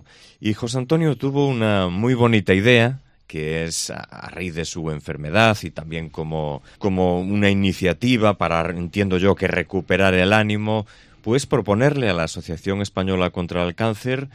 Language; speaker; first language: Spanish; native; Spanish